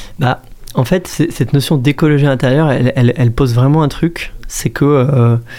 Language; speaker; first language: French; native; French